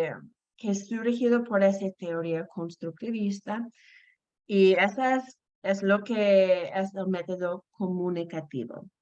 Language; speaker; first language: Spanish; non-native, fluent; English